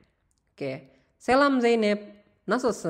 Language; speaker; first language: Turkish; non-native, learner; Indonesian